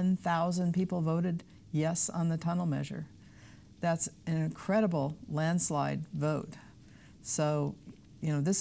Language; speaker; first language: English; native; English